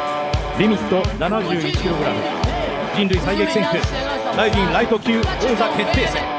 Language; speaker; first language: Japanese; native; Japanese